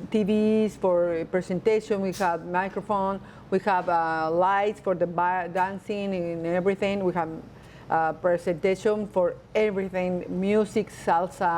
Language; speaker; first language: English; non-native, learner; Spanish